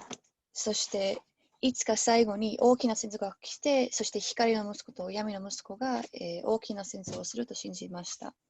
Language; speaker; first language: Japanese; non-native, learner; English